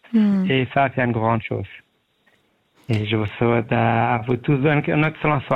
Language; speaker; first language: French; non-native, learner; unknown